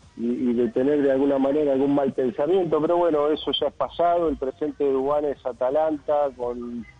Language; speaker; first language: Spanish; native; Spanish